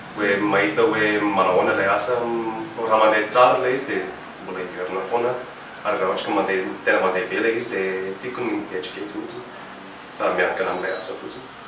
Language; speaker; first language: Malagasy; non-native, fluent; English